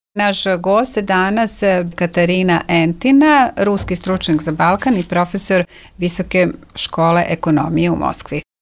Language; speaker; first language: Serbian; native; Serbian